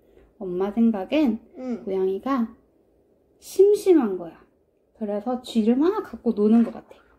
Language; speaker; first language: Korean; native; Korean